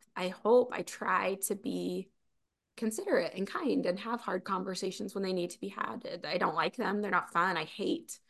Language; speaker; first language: English; native; English